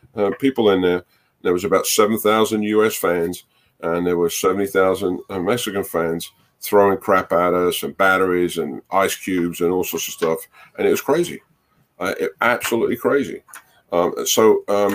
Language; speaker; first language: English; native; English